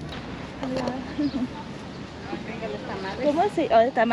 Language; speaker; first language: Spanish; non-native, learner; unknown